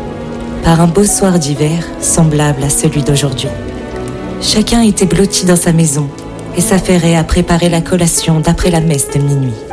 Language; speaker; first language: French; native; French